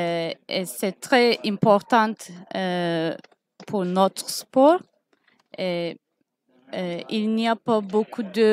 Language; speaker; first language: French; non-native, learner; Turkish